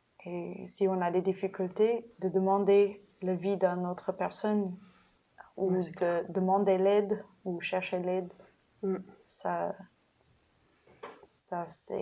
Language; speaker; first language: French; non-native, fluent; English